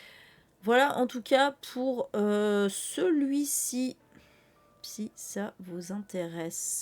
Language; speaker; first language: French; native; French